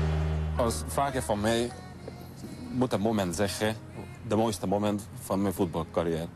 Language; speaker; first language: Dutch; non-native, learner; Hungarian